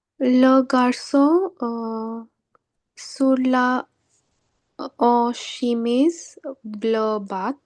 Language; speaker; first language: French; non-native, learner; Hindi